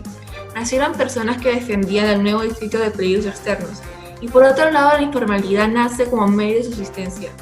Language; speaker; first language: Spanish; native; Spanish